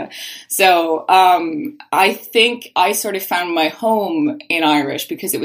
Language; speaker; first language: English; native; English